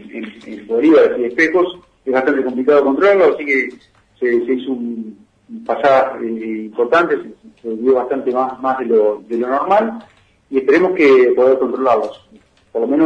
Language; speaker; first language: Spanish; native; Spanish